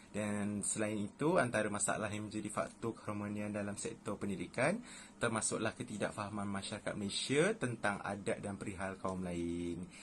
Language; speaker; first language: Malay; native; Malay